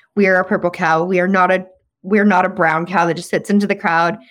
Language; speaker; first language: English; native; English